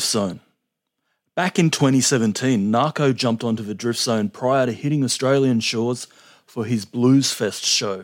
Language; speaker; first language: English; native; English